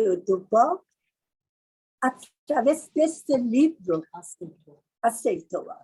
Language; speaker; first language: Portuguese; non-native, learner; Persian